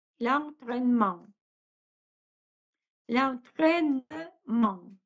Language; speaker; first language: French; non-native, fluent; Russian